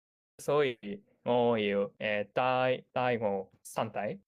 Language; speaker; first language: Cantonese; non-native, learner; Japanese